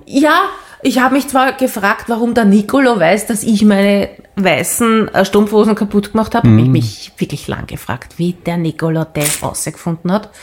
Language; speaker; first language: German; native; German